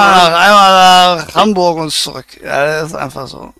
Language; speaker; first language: German; native; German